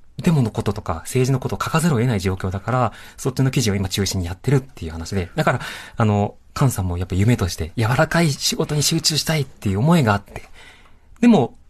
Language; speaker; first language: Japanese; native; Japanese